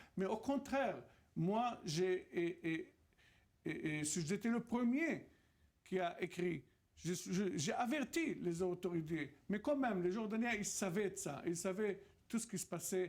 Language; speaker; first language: French; non-native, fluent; Arabic